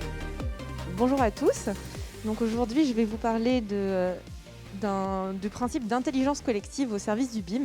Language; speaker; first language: French; native; French